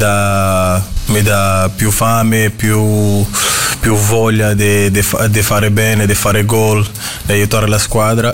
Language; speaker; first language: Italian; non-native, fluent; Portuguese